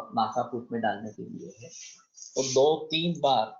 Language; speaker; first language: Hindi; non-native, local second language; Marathi